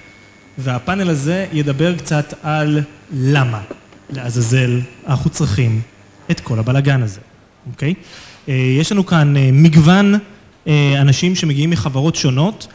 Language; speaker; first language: Hebrew; native; Hebrew